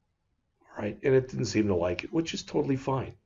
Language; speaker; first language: English; native; English